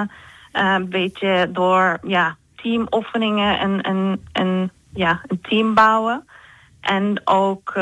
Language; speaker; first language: Dutch; non-native, fluent; Turkish